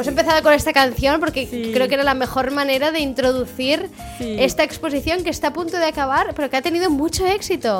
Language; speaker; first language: Spanish; non-native, local second language; Catalan